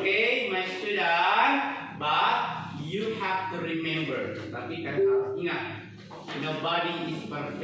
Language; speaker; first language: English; non-native, fluent; Indonesian